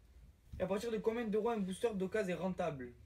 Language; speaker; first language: French; native; French